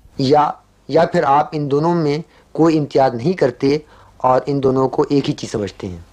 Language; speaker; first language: Urdu; native; Urdu